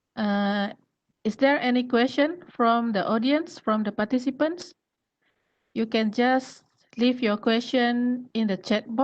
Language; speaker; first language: English; non-native, fluent; Malay